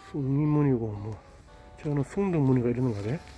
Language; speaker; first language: Korean; native; Korean